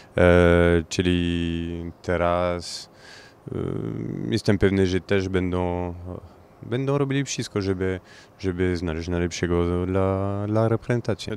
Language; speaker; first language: Polish; non-native, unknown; French